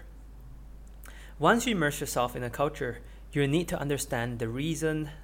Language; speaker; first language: English; non-native, local second language; Chinese